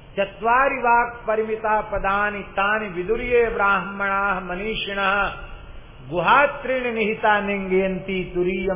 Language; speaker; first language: Hindi; native; Hindi